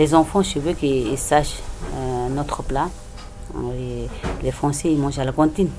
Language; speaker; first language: French; non-native, learner; Tibetan